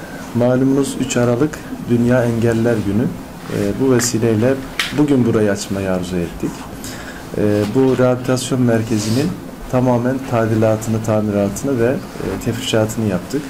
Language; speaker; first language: Turkish; native; Turkish